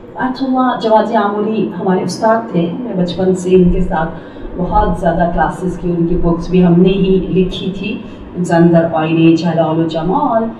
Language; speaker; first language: Urdu; native; Urdu